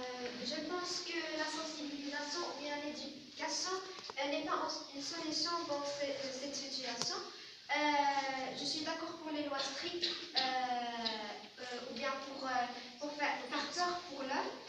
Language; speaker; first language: French; non-native, local second language; Arabic